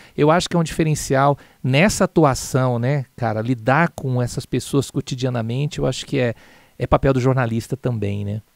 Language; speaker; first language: Portuguese; native; Portuguese